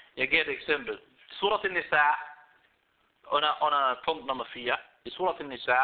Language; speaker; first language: Danish; non-native, fluent; Arabic